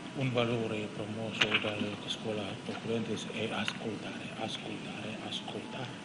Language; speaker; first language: Italian; non-native, fluent; Indonesian